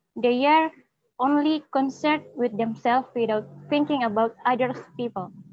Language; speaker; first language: English; non-native, learner; Indonesian